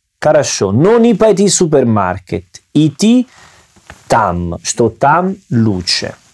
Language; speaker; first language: Russian; non-native, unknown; Italian